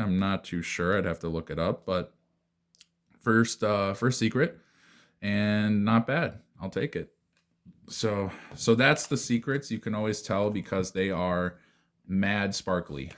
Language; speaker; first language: English; native; English